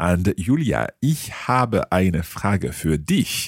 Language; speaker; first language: German; non-native, learner; English